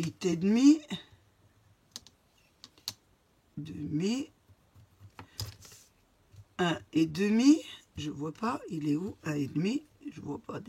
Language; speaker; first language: French; native; French